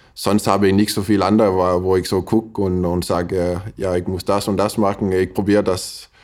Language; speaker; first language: German; non-native, fluent; Danish